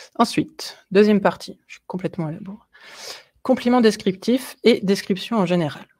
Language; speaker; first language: French; native; French